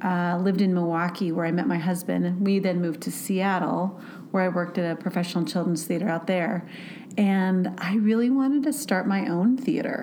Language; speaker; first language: English; native; English